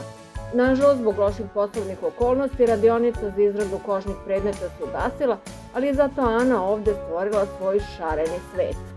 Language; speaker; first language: Serbian; native; Serbian